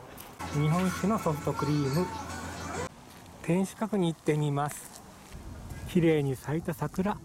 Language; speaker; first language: Japanese; native; Japanese